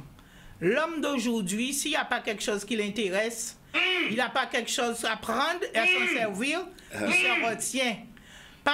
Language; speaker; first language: French; non-native, local second language; Guadeloupean Creole French